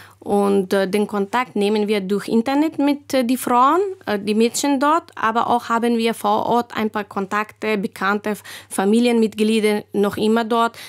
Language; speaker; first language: German; non-native, learner; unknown